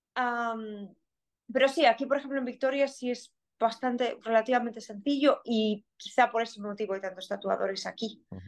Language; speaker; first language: Spanish; native; Spanish